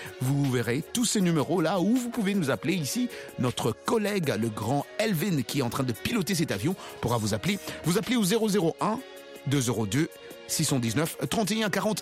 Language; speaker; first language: French; non-native, local second language; Lingala